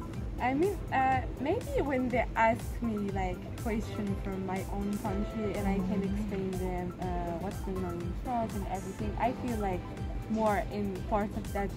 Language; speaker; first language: English; non-native, fluent; French